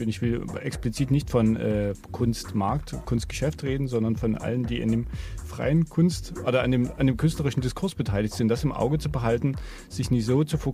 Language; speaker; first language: German; native; German